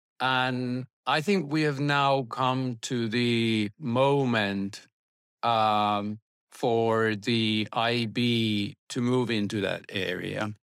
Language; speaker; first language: English; non-native, fluent; Finnish